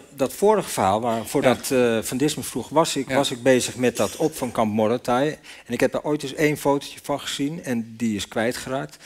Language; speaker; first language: Dutch; native; Dutch